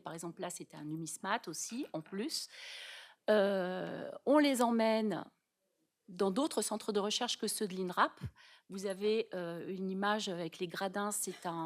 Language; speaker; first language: French; native; French